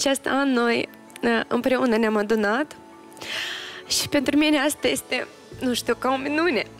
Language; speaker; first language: Romanian; non-native, local second language; Russian